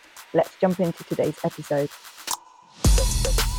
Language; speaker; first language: English; non-native, fluent; Polish